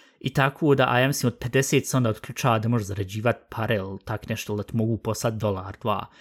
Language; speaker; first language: Bosnian; early bilingual, heritage; Bosnian